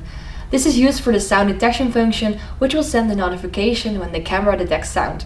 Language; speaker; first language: English; non-native, fluent; Dutch